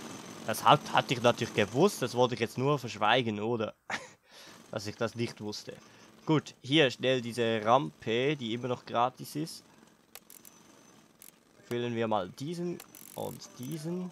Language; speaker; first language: German; native; German